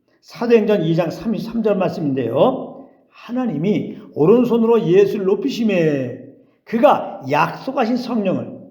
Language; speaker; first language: Korean; native; Korean